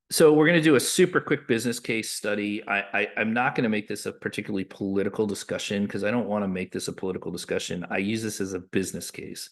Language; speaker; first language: English; native; English